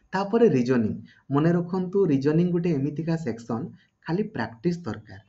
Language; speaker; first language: Odia; native; Odia